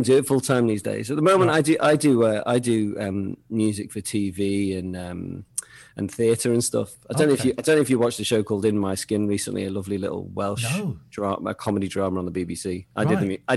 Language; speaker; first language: English; native; English